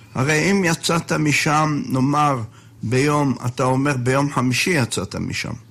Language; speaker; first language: Hebrew; native; Hebrew